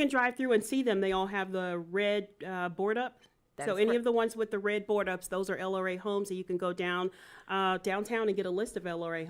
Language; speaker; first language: English; native; English